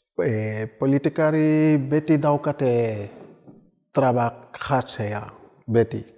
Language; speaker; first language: Basque; non-native, learner; Wolof